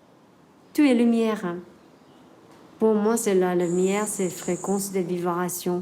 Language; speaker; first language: French; non-native, learner; Japanese